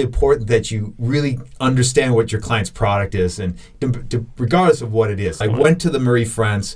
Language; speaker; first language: English; native; English